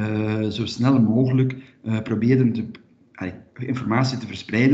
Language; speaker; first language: Dutch; native; Dutch